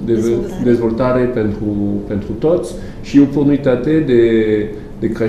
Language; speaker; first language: Romanian; non-native, learner; French